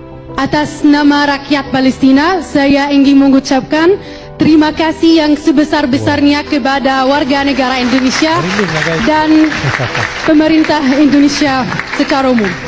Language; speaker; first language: Indonesian; non-native, fluent; Arabic